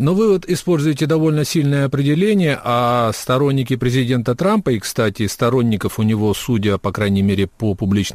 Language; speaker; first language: Russian; native; Russian